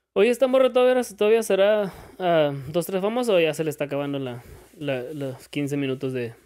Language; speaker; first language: Spanish; early bilingual, heritage; Spanish